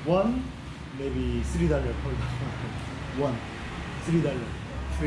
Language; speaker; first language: English; non-native, learner; Korean